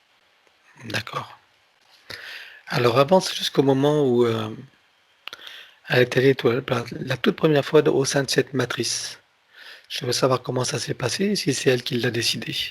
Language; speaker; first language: French; native; French